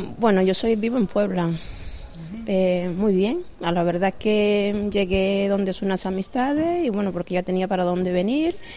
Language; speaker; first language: Spanish; native; Spanish